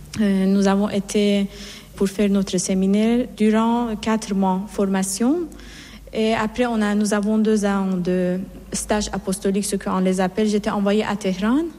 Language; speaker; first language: French; non-native, fluent; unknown